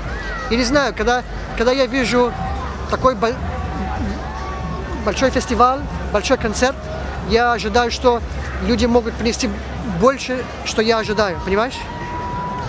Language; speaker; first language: Russian; early bilingual, heritage; Russian